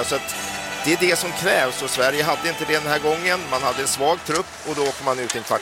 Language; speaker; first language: Swedish; native; Swedish